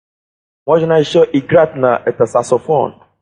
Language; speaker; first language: Russian; non-native, fluent; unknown